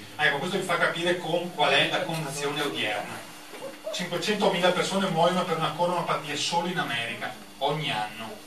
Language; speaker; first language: Italian; native; Italian